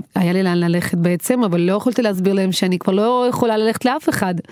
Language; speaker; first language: Hebrew; non-native, fluent; Uzbek